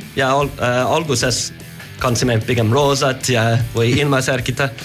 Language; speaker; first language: Estonian; non-native, learner; English